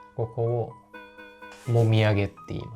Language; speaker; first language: Japanese; native; Japanese